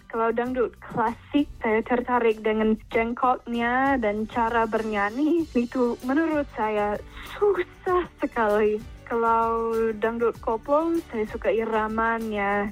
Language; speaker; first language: Indonesian; non-native, fluent; English